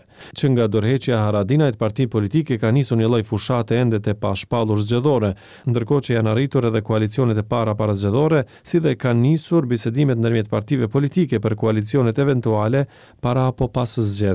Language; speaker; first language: Albanian; native; Albanian